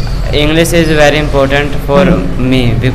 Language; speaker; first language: English; non-native, learner; Hindi